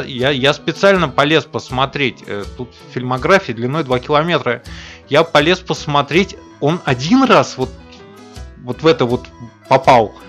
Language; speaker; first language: Russian; native; Russian